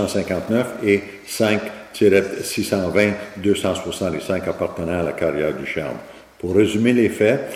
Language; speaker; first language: French; native; French